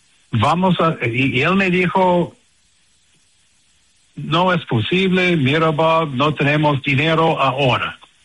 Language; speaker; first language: Spanish; non-native, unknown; English